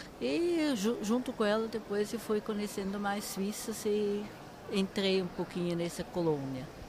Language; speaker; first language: Portuguese; non-native, fluent; Swiss German